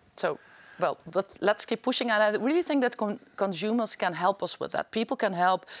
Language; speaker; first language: English; non-native, fluent; Dutch